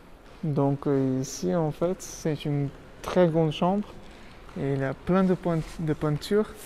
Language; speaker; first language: French; non-native, fluent; Portuguese